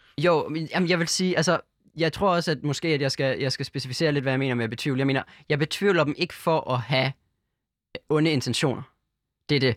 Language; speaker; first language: Danish; native; Danish